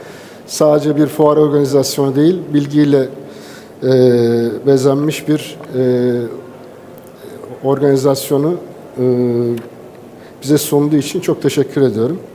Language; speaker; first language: Turkish; native; Turkish